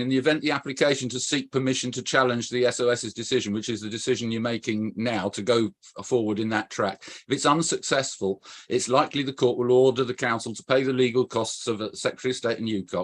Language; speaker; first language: English; native; English